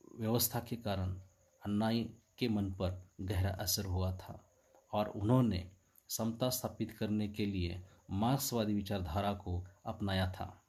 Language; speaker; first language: Hindi; non-native, local second language; Marathi